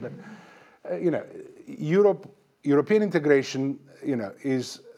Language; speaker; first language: English; non-native, fluent; Greek